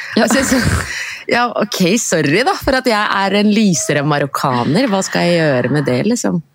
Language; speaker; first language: Norwegian; early bilingual, other home language; Arabic